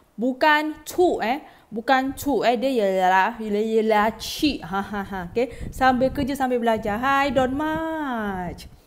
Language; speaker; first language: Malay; native; Malay